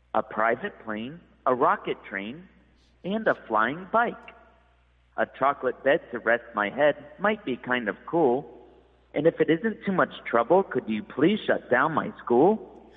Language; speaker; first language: English; native; English